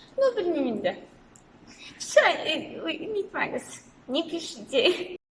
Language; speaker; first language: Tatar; non-native, local second language; Russian